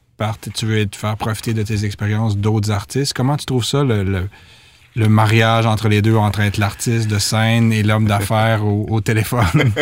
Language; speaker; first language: French; native; French